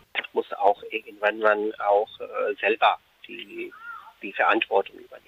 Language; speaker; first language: German; non-native, fluent; Urdu